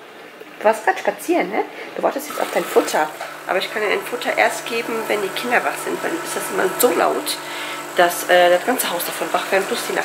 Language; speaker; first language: German; native; German